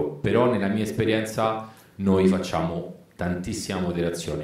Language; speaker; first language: Italian; native; Italian